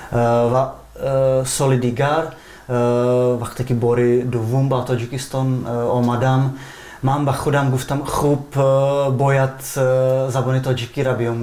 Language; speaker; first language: Tajik; non-native, fluent; Czech